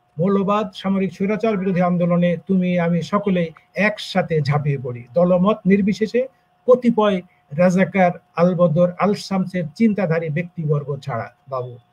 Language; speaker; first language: Bangla; native; Bangla